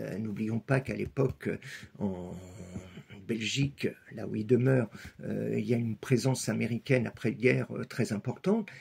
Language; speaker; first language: French; native; French